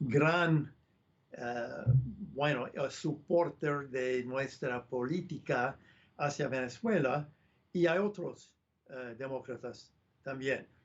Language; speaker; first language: Spanish; non-native, fluent; English